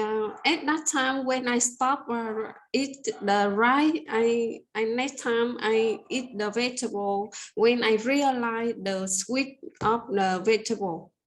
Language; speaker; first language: English; non-native, learner; Vietnamese